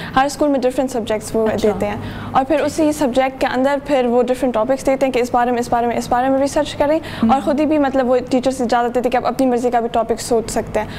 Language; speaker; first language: Urdu; early bilingual, heritage; Urdu